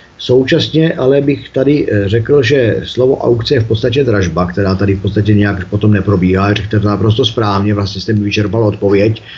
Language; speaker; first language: Czech; native; Czech